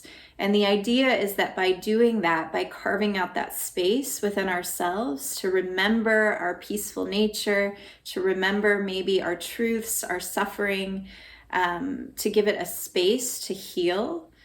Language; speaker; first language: English; native; English